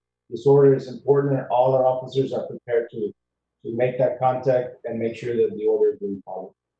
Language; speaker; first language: English; early bilingual, other home language; Spanish